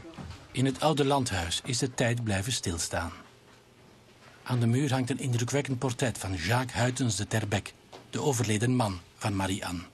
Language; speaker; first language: Dutch; native; Dutch